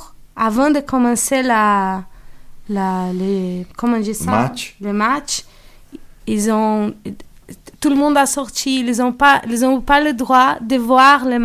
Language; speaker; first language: French; non-native, learner; Portuguese